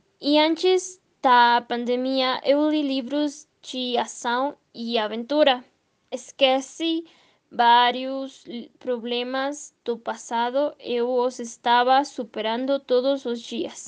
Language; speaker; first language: Portuguese; non-native, learner; Spanish